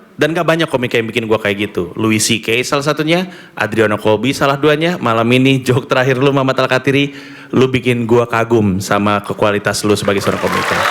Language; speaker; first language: Indonesian; native; Indonesian